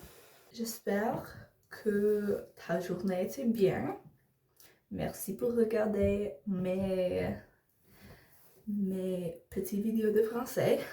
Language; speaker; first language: French; non-native, learner; English